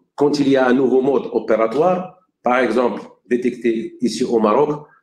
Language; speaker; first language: French; non-native, local second language; Arabic